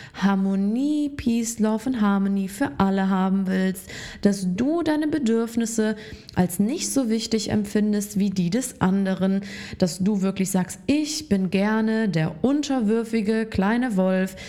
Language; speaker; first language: German; native; German